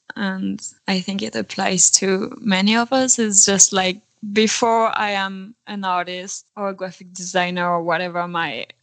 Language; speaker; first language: English; non-native, fluent; French